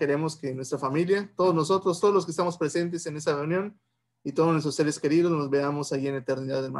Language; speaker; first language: Spanish; native; Spanish